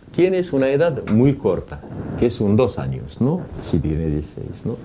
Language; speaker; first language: Spanish; non-native, fluent; Arabic